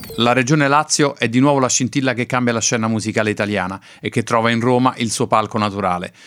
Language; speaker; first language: Italian; native; Italian